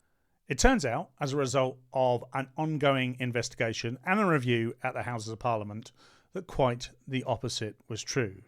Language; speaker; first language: English; native; English